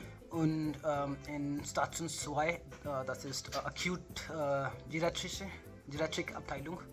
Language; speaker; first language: German; non-native, learner; Hindi